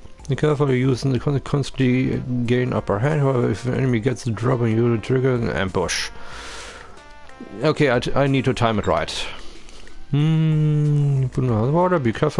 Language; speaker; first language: English; non-native, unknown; German